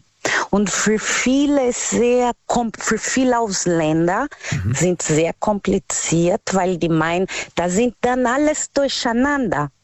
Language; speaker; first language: German; non-native, learner; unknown